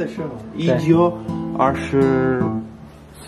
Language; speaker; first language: Chinese; non-native, learner; Arabic